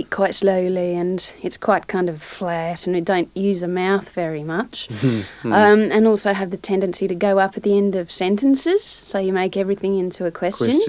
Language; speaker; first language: English; native; English